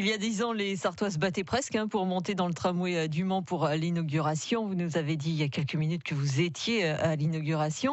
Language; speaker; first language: French; native; French